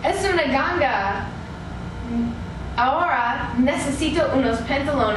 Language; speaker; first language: Spanish; non-native, learner; English